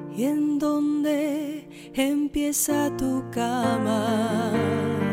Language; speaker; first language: English; non-native, fluent; Spanish